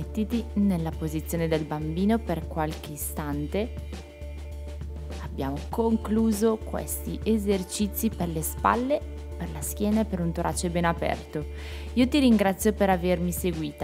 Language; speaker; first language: Italian; native; Italian